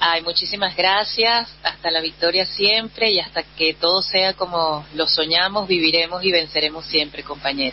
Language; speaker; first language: Spanish; native; Spanish